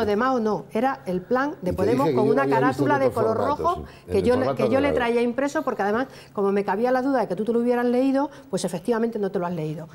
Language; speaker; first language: Spanish; native; Spanish